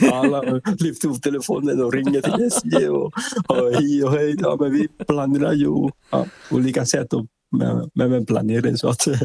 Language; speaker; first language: Swedish; non-native, fluent; Vietnamese